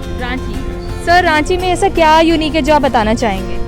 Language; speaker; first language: Hindi; native; Hindi